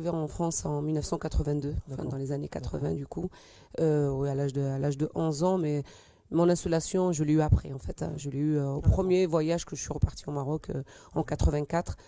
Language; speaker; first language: French; native; French